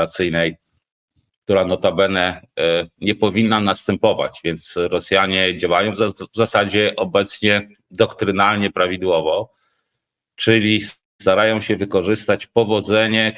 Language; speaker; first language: Polish; native; Polish